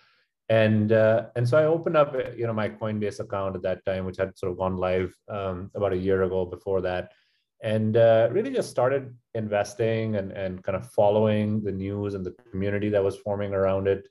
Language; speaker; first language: English; non-native, local second language; Urdu